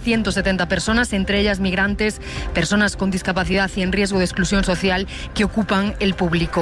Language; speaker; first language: Spanish; native; Spanish